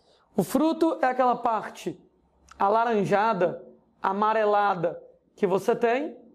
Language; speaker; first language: Portuguese; native; Portuguese